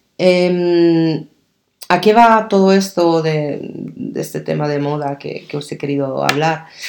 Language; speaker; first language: Spanish; early bilingual, other home language; Arabic